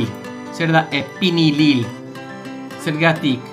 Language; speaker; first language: Basque; non-native, learner; English